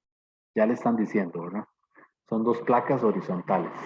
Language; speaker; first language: Spanish; native; Spanish